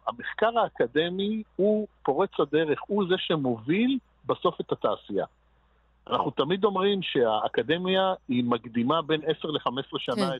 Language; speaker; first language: Hebrew; native; Hebrew